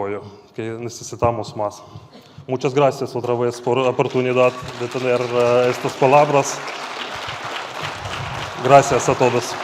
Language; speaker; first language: Spanish; non-native, fluent; Ukrainian